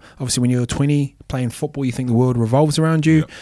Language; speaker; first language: English; native; English